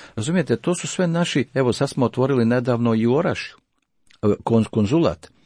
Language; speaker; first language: Croatian; native; Croatian